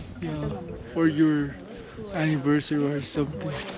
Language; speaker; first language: English; native; English